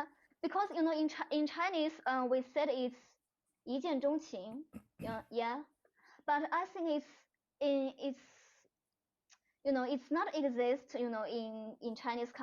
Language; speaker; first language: English; non-native, learner; Chinese